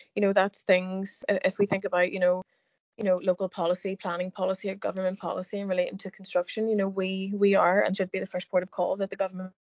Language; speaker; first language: English; native; English